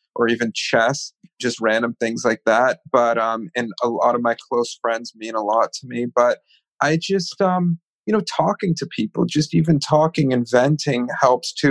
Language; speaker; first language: English; native; English